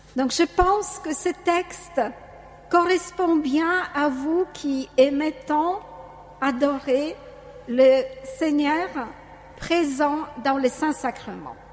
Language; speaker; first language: French; non-native, fluent; Polish